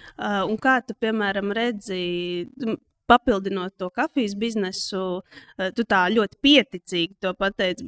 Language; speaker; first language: Latvian; native; Latvian